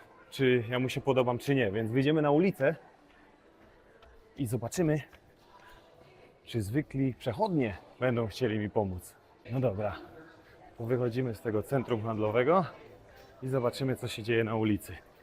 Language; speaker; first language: Polish; native; Polish